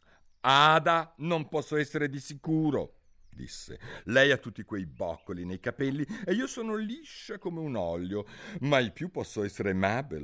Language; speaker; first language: Italian; native; Italian